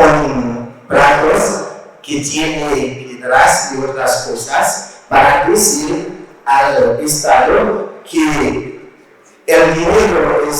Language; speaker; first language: Spanish; non-native, learner; Haitian Creole